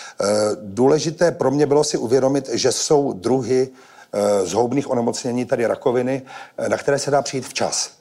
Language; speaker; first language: Czech; native; Czech